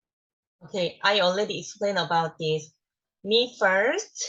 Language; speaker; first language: English; non-native, learner; Korean